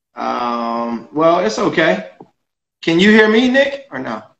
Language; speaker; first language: English; native; English